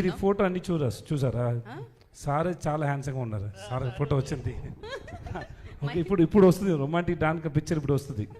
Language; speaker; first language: Telugu; non-native, learner; Tamil